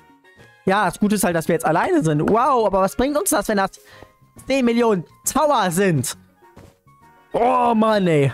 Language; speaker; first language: German; native; German